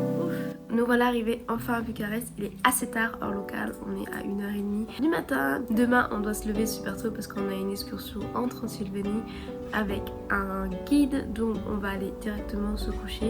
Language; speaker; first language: French; native; French